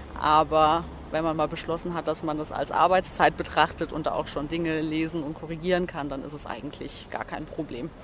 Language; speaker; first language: German; native; German